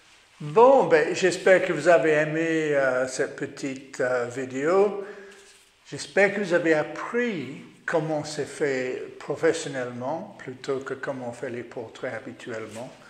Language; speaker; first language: French; non-native, learner; English